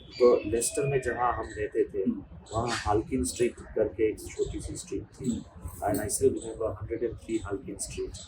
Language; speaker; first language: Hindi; non-native, fluent; Gujarati